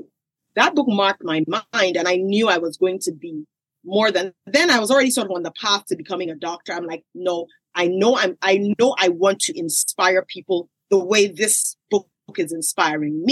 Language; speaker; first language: English; non-native, local second language; Yoruba